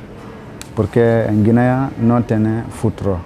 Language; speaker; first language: Spanish; non-native, learner; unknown